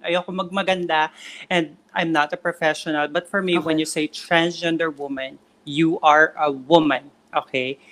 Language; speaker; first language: English; non-native, local second language; Filipino